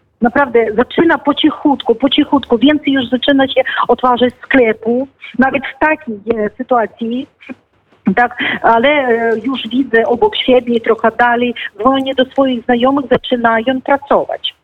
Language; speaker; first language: Polish; non-native, fluent; Ukrainian